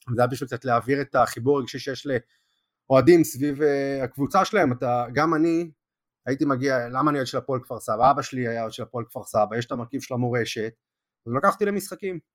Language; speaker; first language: Hebrew; native; Hebrew